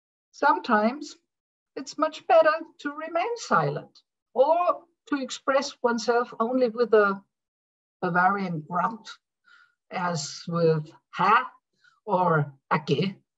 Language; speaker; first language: English; non-native, fluent; German